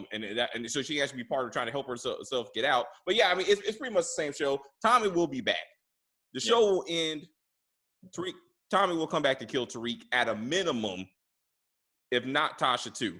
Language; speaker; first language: English; native; English